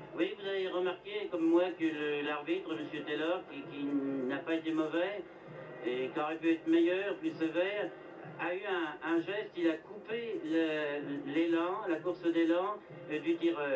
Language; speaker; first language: French; native; French